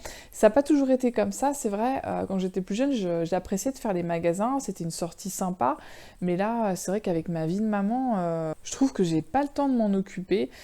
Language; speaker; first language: French; native; French